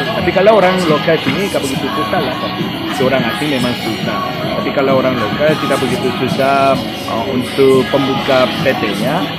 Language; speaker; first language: Indonesian; non-native, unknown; Korean